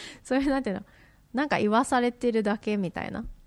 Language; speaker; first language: Japanese; early bilingual, heritage; Japanese